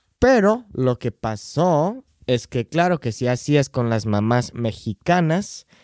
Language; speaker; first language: Spanish; non-native, fluent; English